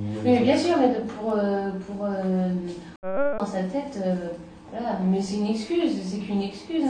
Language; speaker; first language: French; native; French